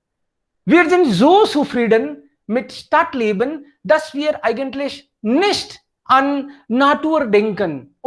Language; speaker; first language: German; non-native, fluent; Hindi